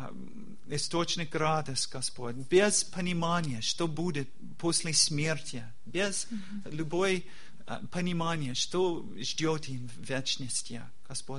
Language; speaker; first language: Russian; non-native, learner; English